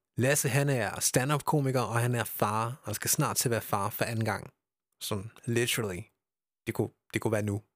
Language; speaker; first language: Danish; early bilingual, other home language; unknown